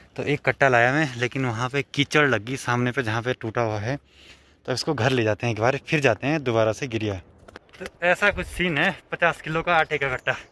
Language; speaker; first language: Hindi; native; Hindi